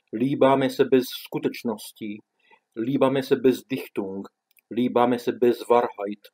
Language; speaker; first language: Czech; non-native, fluent; Romanian